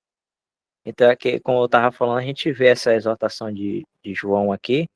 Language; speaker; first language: Portuguese; native; Portuguese